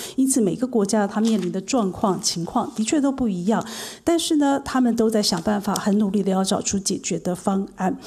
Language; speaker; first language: Chinese; native; Chinese